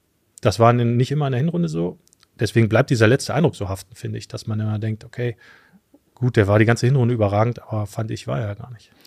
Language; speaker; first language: German; native; German